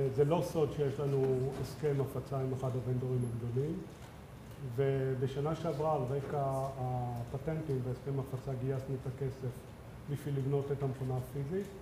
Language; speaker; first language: Hebrew; native; Hebrew